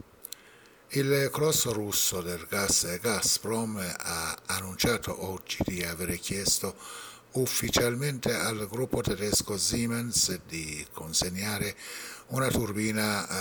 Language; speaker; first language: Italian; non-native, fluent; Persian